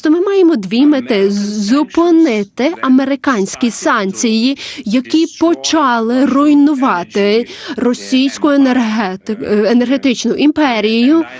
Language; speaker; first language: Ukrainian; non-native, learner; Lithuanian